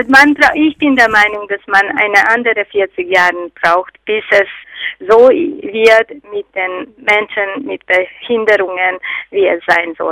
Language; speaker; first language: German; non-native, fluent; Hungarian